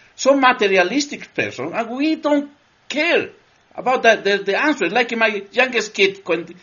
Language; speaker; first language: English; non-native, learner; Spanish